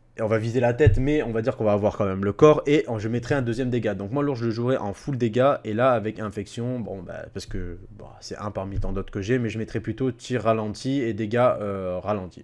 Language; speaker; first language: French; native; French